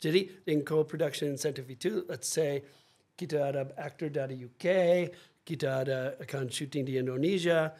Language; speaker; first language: Indonesian; non-native, fluent; English